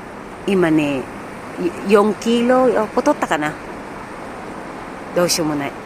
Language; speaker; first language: Japanese; non-native, learner; Filipino